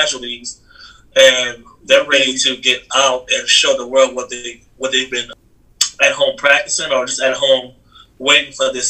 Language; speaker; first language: English; native; English